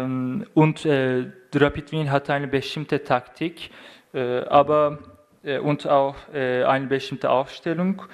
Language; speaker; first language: German; non-native, fluent; Turkish